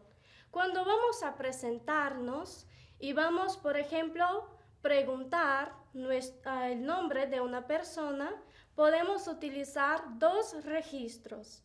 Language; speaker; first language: Spanish; non-native, fluent; Portuguese